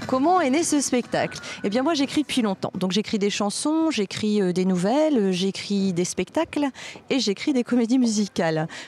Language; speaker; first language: French; native; French